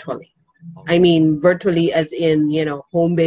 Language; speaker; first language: English; non-native, local second language; Cebuano